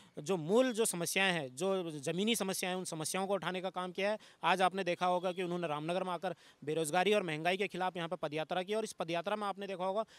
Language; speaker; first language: Hindi; native; Hindi